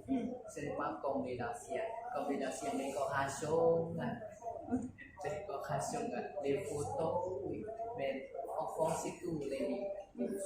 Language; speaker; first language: French; non-native, learner; Lao